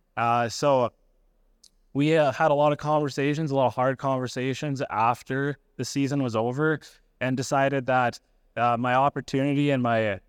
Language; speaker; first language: English; native; English